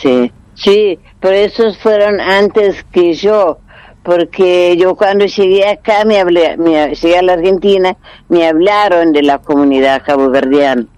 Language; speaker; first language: Spanish; non-native, fluent; Portuguese